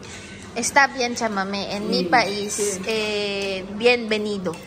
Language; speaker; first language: Spanish; non-native, learner; Filipino